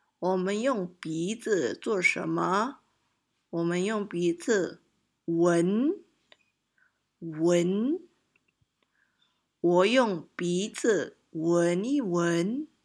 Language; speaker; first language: Chinese; non-native, local second language; Malay